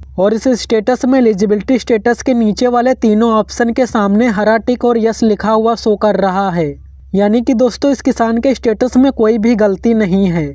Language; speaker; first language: Hindi; non-native, local second language; Marathi